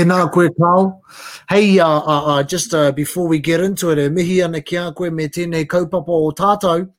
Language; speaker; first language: Māori; non-native, local second language; English